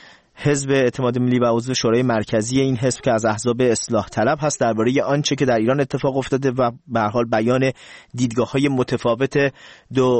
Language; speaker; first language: Persian; native; Persian